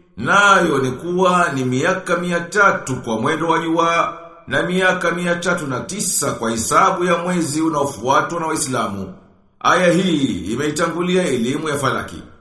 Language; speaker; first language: Swahili; native; Swahili